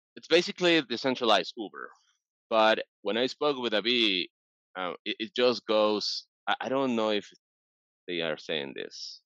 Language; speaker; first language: English; non-native, fluent; Spanish